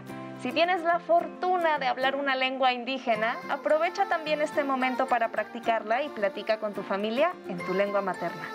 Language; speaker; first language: Spanish; native; Spanish